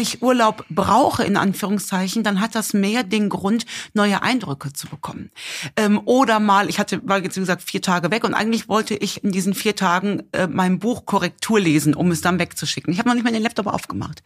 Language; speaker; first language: German; native; German